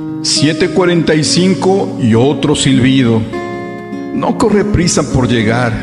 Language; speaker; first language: Spanish; native; Spanish